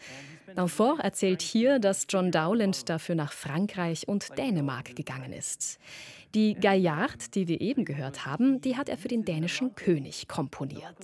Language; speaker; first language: German; native; German